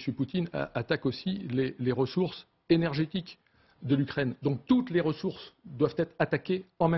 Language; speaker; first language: French; native; French